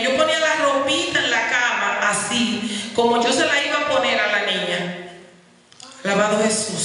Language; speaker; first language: Spanish; native; Spanish